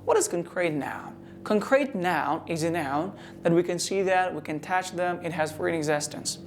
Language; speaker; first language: English; non-native, learner; Persian